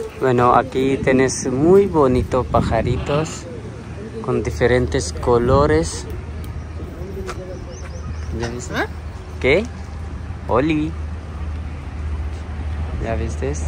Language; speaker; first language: Spanish; non-native, learner; Urdu